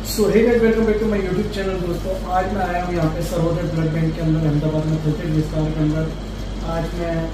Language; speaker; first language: Hindi; non-native, local second language; Gujarati